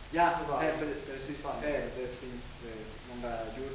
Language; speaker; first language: Swedish; non-native, learner; Spanish